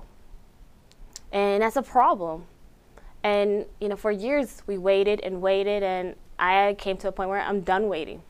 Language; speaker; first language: English; early bilingual, other home language; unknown